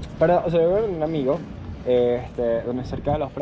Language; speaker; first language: Spanish; native; Spanish